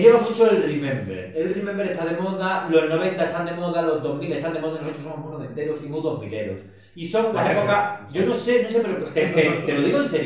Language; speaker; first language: Spanish; native; Spanish